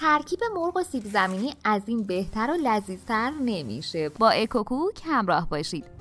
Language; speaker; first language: Persian; native; Persian